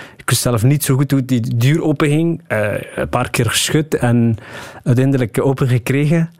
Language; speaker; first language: Dutch; early bilingual, other home language; Somali